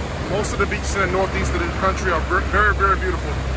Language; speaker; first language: English; native; English